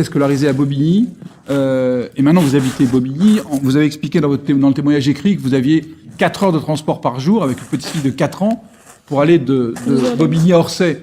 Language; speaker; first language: French; native; French